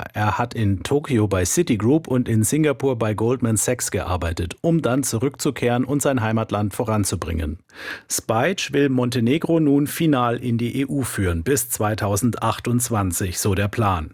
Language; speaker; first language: German; native; German